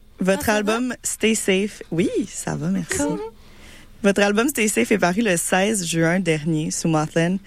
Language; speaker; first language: French; native; French